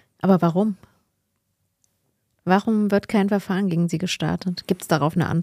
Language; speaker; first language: German; native; German